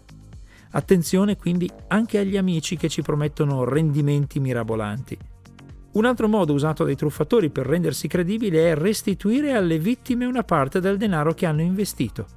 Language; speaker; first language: Italian; native; Italian